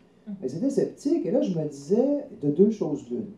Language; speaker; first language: French; native; French